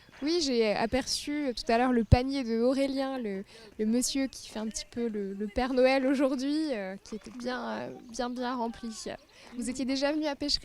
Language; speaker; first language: French; native; French